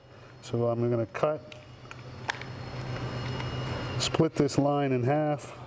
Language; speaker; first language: English; native; English